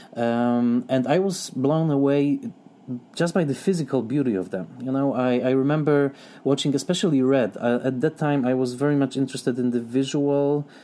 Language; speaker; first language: English; non-native, fluent; Polish